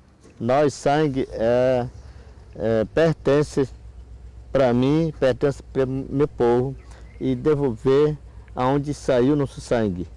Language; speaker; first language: Portuguese; non-native, local second language; Yanomámi